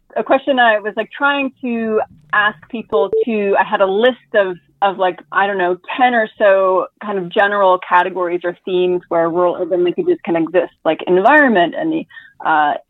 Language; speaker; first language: English; native; English